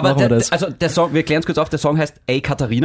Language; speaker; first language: German; native; German